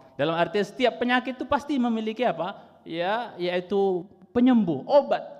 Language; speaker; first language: Indonesian; non-native, local second language; Sundanese